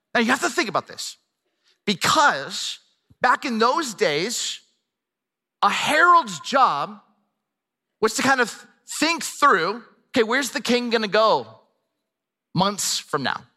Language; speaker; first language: English; native; English